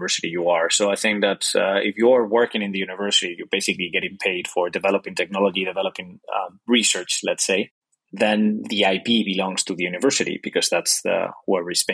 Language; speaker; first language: English; non-native, fluent; Spanish